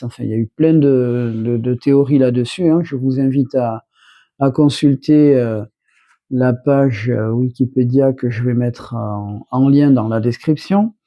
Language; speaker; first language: French; native; French